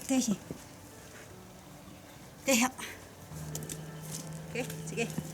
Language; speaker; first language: Chinese; native; Chinese